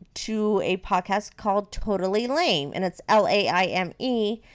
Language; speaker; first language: English; native; English